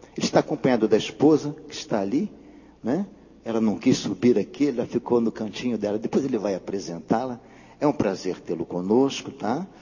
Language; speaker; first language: Portuguese; native; Portuguese